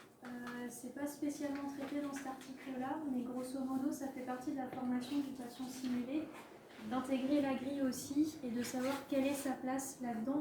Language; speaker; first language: French; native; French